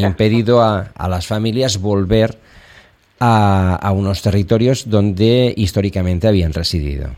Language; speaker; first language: Spanish; non-native, local second language; Catalan